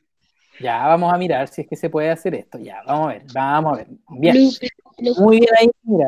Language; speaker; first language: Spanish; native; Spanish